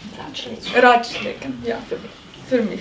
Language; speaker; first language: German; non-native, learner; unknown